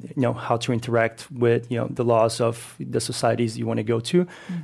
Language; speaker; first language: English; non-native, fluent; Portuguese